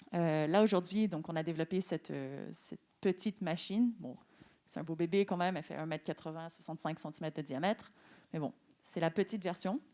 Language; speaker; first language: French; non-native, fluent; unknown